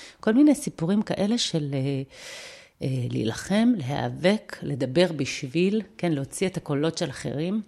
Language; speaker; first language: Hebrew; early bilingual, other home language; Russian